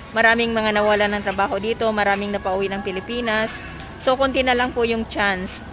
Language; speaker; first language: Filipino; non-native, local second language; Cebuano